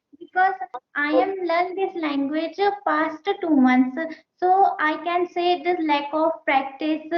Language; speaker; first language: English; non-native, learner; Hindi